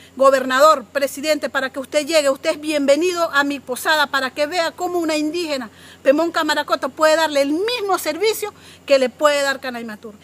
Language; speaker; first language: Spanish; non-native, local second language; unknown